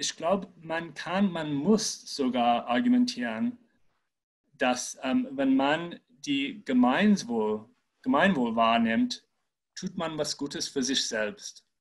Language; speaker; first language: German; non-native, fluent; English